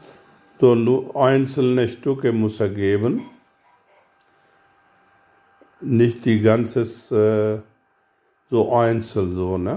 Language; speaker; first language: German; non-native, learner; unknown